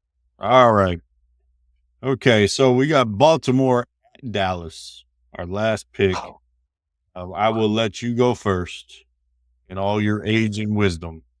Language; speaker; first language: English; native; English